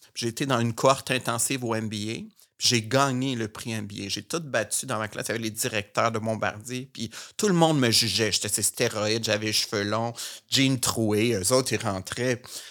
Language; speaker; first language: French; native; French